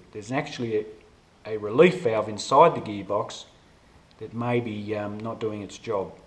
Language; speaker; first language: English; native; English